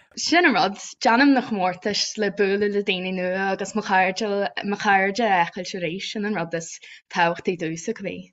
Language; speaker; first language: Irish; native; Irish